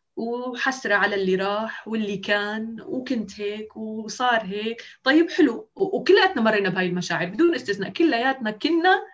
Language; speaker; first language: Arabic; native; Arabic